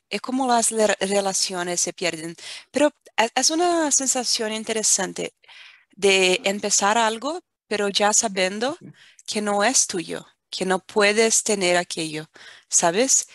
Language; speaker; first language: Spanish; non-native, fluent; Portuguese